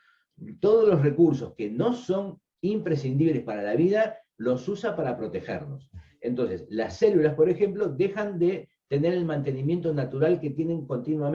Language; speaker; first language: Spanish; native; Spanish